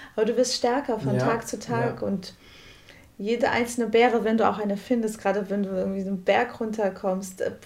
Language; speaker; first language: German; non-native, fluent; Portuguese